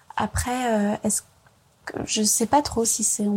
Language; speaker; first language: French; early bilingual, other home language; Vietnamese